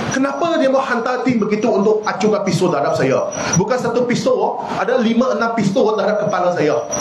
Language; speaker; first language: Malay; non-native, local second language; Chinese